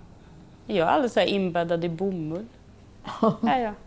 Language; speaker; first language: Swedish; native; Swedish